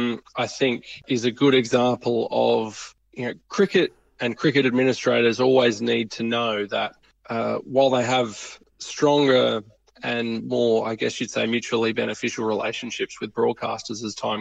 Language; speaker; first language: English; native; English